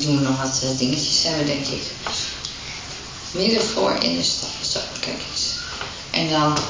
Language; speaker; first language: Dutch; native; Dutch